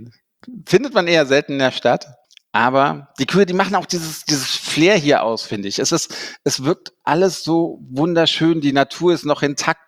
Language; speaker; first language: German; native; German